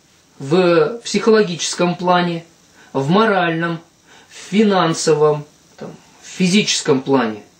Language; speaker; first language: Russian; native; Russian